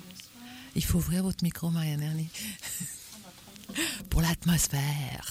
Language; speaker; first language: French; native; French